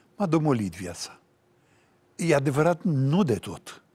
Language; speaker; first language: Romanian; native; Romanian